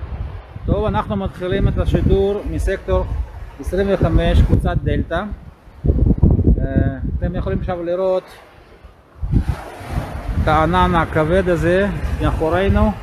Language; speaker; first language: Hebrew; non-native, fluent; Russian